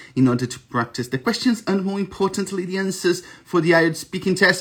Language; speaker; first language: English; non-native, fluent; Portuguese